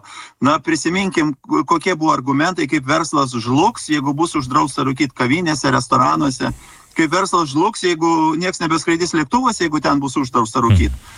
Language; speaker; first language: Lithuanian; native; Lithuanian